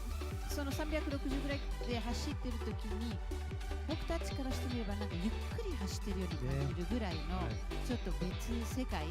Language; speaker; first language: Japanese; native; Japanese